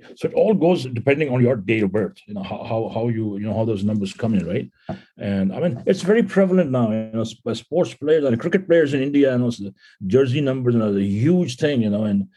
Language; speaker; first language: English; non-native, local second language; Punjabi